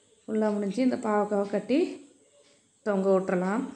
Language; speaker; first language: Tamil; native; Tamil